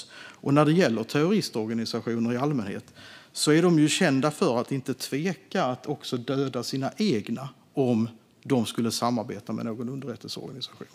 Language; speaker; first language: Swedish; native; Swedish